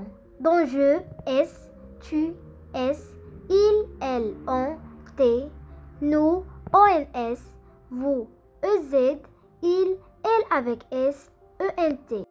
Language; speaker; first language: French; non-native, fluent; Arabic